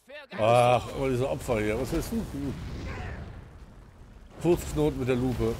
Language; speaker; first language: German; native; German